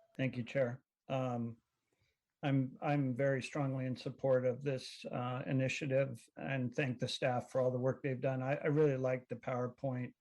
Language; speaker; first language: English; native; English